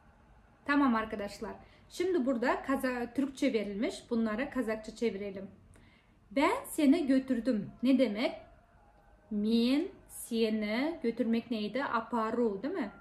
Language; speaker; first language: Turkish; non-native, fluent; Kazakh